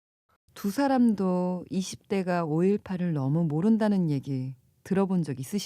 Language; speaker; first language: Korean; native; Korean